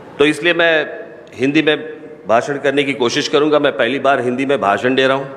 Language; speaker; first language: Hindi; non-native, local second language; Marathi